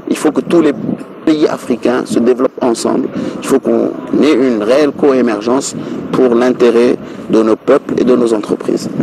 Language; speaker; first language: French; non-native, local second language; Wolof